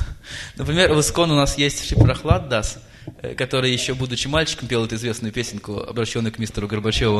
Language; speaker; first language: Russian; native; Russian